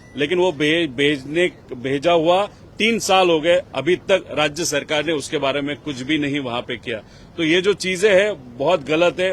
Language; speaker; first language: Hindi; non-native, local second language; Marathi